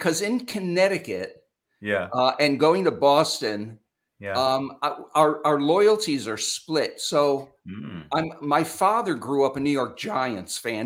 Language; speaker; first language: English; native; English